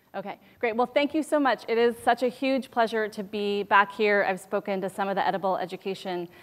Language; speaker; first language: English; native; English